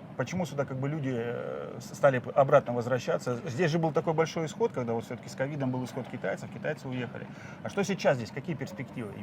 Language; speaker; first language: Russian; native; Russian